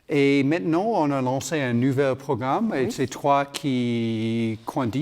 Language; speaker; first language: French; non-native, learner; English